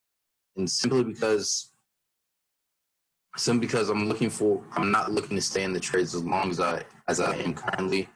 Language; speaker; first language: English; native; English